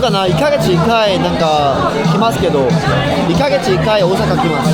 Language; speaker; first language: Japanese; non-native, learner; Korean